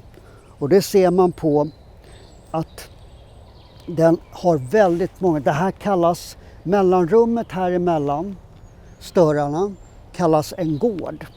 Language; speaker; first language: Swedish; native; Swedish